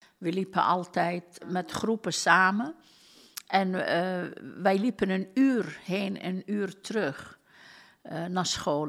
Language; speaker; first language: Dutch; non-native, fluent; Turkish